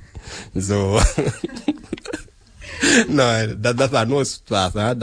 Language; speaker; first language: German; non-native, learner; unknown